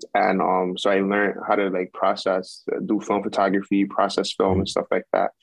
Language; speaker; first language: English; early bilingual, other home language; Yoruba